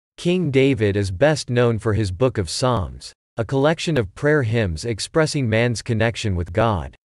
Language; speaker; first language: English; non-native, fluent; Hebrew